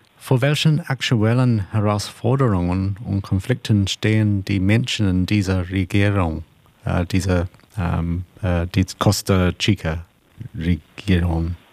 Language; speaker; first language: German; non-native, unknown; English